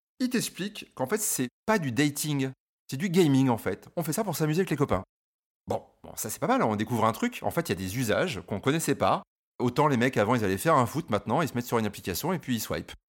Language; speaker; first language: French; native; French